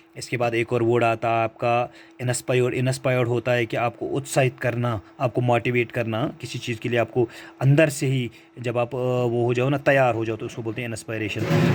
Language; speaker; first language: Hindi; native; Hindi